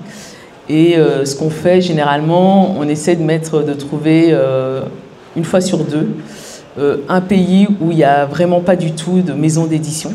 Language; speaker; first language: French; native; French